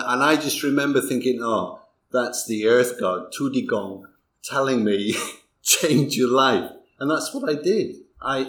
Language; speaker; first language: English; native; English